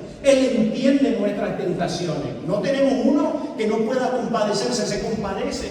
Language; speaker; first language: Spanish; native; Spanish